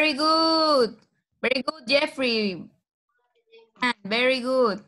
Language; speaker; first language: English; non-native, fluent; Spanish